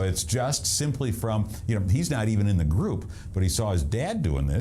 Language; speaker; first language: English; native; English